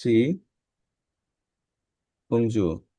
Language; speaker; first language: Chinese; non-native, learner; Bangla